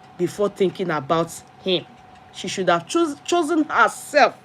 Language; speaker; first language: English; non-native, local second language; Yoruba